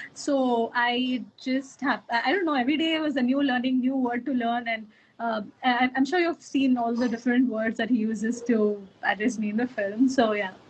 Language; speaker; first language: English; non-native, local second language; Kannada